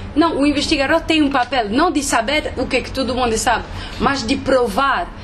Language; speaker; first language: Portuguese; non-native, fluent; French